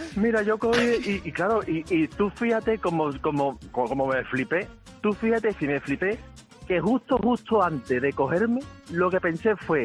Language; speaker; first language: Spanish; native; Spanish